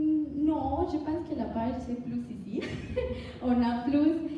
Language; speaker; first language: French; non-native, learner; Spanish